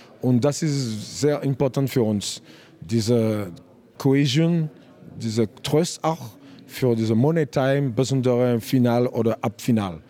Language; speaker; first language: German; non-native, learner; French